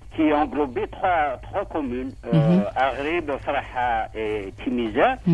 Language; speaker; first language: French; non-native, local second language; Arabic